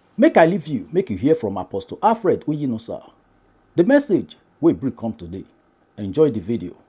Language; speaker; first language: Nigerian Pidgin; native; Nigerian Pidgin